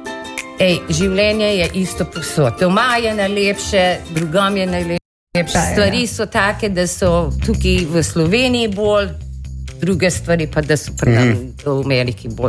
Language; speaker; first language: Slovenian; early bilingual, heritage; Slovenian